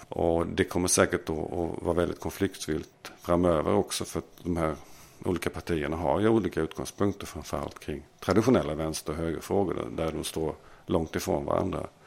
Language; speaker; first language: Swedish; native; Swedish